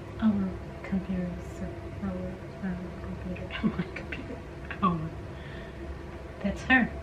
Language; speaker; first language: English; non-native, fluent; Indonesian